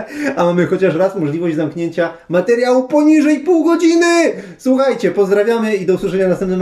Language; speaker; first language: Polish; native; Polish